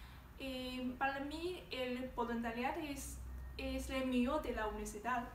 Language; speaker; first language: Catalan; non-native, learner; Chinese